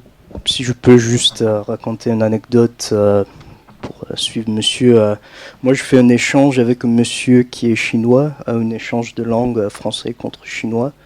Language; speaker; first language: French; non-native, fluent; English